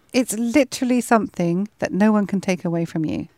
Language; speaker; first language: English; native; English